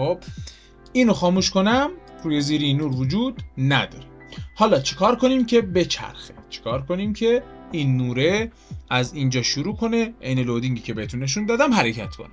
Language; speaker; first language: Persian; native; Persian